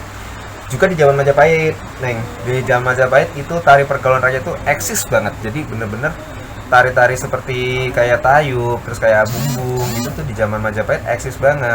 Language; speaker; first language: Indonesian; native; Indonesian